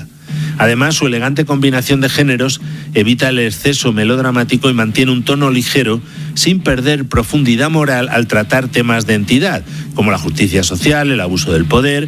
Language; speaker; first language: Spanish; native; Spanish